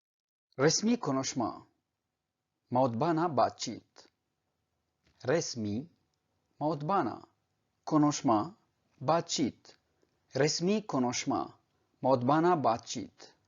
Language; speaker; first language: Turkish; non-native, fluent; Urdu